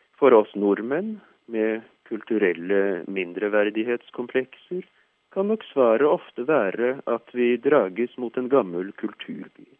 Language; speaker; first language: Norwegian; native; Norwegian